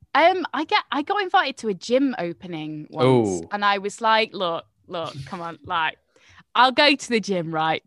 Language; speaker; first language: English; native; English